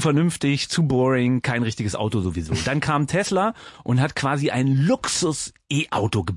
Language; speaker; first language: German; native; German